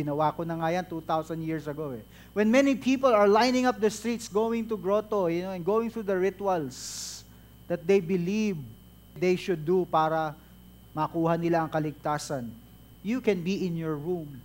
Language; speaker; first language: English; non-native, local second language; Filipino